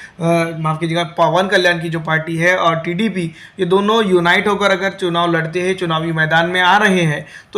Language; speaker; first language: Hindi; native; Hindi